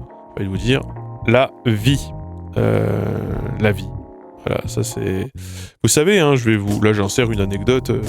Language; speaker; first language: French; native; French